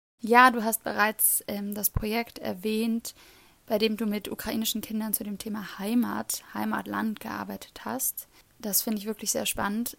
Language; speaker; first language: German; native; German